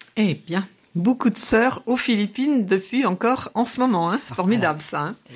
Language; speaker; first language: French; native; French